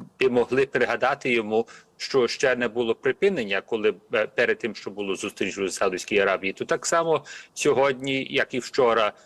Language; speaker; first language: Ukrainian; early bilingual, heritage; Ukrainian